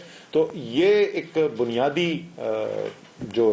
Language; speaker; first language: Urdu; native; Urdu